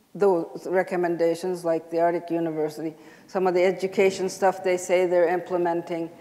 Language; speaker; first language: English; native; English